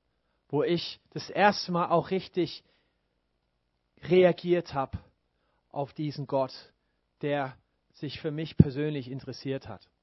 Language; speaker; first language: German; non-native, fluent; English